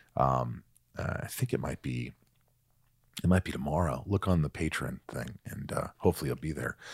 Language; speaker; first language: English; native; English